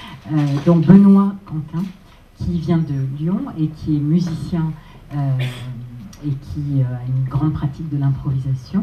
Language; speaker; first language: French; native; French